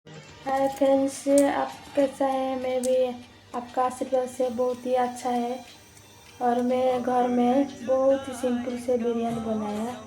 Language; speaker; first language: Hindi; non-native, local second language; Odia